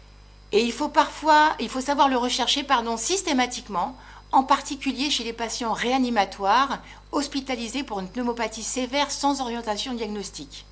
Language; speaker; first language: French; native; French